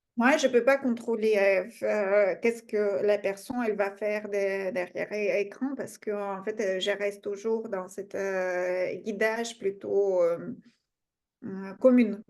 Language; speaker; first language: French; non-native, fluent; Russian